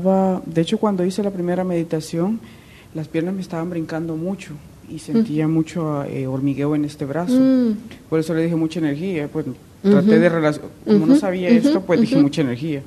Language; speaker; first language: Spanish; native; Spanish